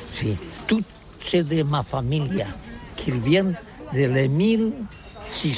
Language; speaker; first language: French; non-native, learner; Catalan